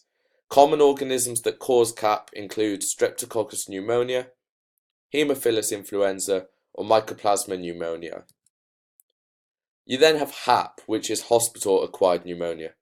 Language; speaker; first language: English; native; English